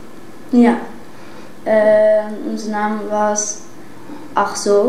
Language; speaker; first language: German; non-native, learner; Dutch